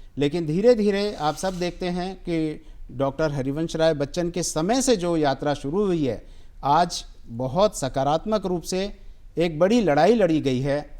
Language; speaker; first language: Hindi; native; Hindi